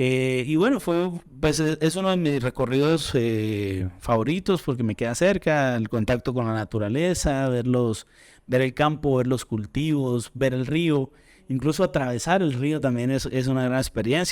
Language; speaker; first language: Spanish; native; Spanish